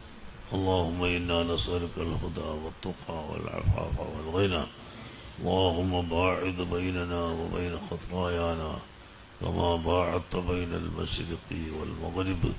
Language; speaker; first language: Arabic; non-native, fluent; Malayalam